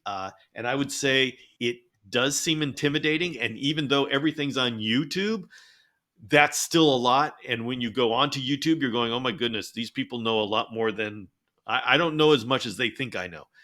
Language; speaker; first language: English; native; English